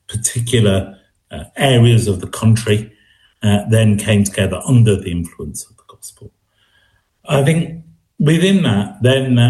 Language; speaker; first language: English; native; English